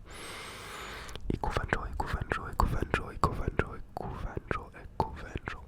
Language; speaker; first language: French; native; French